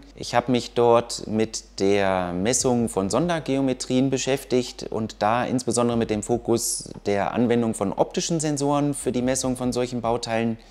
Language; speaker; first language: German; native; German